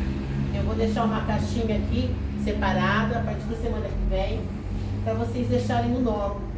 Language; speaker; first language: Portuguese; native; Portuguese